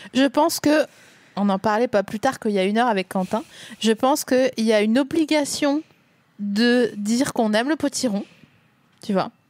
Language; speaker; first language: French; native; French